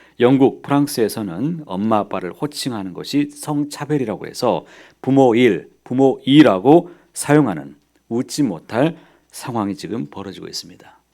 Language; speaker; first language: Korean; native; Korean